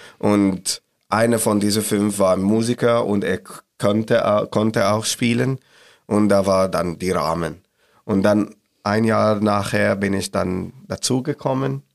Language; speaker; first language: German; non-native, learner; Arabic